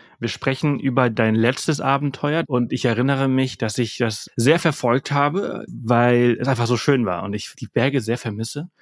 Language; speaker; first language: German; native; German